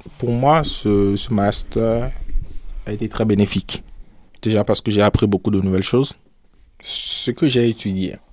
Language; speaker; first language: French; non-native, local second language; Fon